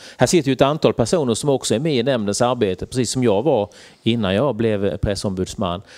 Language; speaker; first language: Swedish; native; Swedish